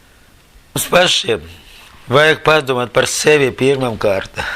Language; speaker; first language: Latvian; non-native, learner; Russian